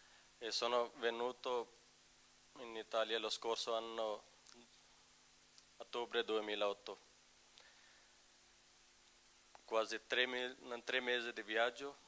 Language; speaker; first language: Italian; non-native, learner; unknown